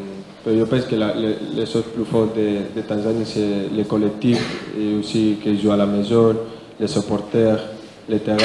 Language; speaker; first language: French; non-native, learner; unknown